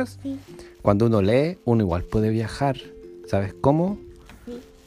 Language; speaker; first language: Spanish; native; Spanish